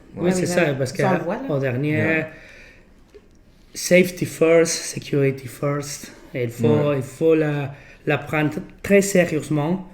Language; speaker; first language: French; non-native, fluent; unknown